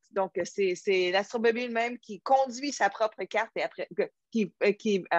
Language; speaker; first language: French; native; French